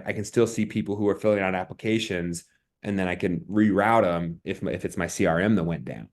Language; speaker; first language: English; native; English